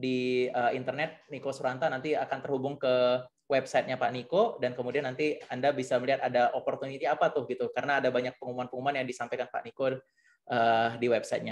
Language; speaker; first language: Indonesian; native; Indonesian